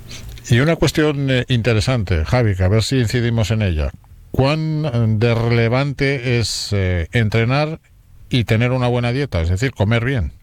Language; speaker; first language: Spanish; native; Spanish